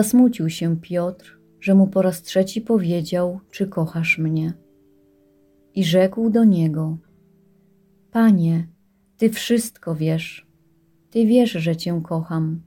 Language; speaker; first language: Polish; native; Polish